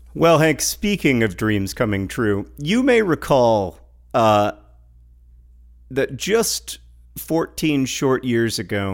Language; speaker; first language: English; native; English